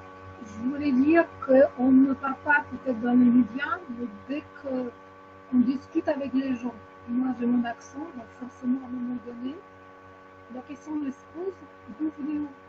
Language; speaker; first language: French; non-native, fluent; Ukrainian